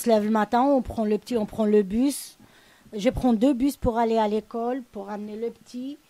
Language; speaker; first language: French; non-native, learner; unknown